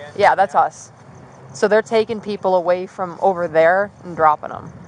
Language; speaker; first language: English; native; English